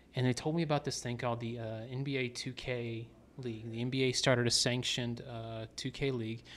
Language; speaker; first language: English; native; English